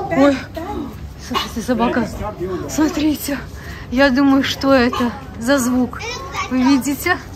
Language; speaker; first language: Russian; non-native, local second language; Belarusian